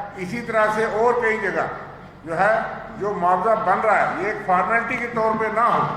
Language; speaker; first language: Urdu; non-native, local second language; Dogri